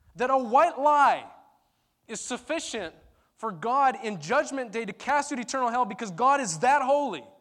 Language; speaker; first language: English; early bilingual, other home language; Turkish